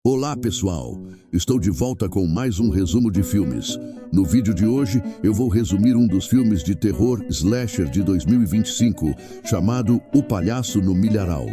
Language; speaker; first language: Portuguese; native; Portuguese